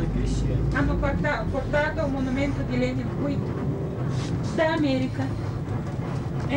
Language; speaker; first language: Italian; non-native, learner; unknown